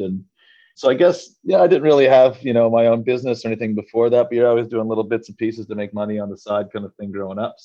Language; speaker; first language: English; native; English